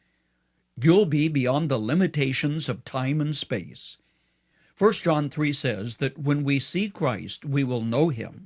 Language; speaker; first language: English; native; English